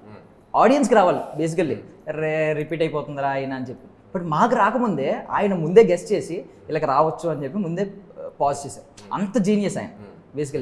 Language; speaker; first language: Telugu; native; Telugu